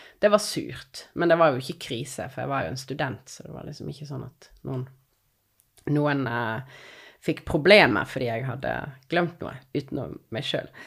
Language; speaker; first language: Norwegian; native; Norwegian